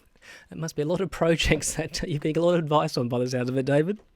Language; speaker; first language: English; native; English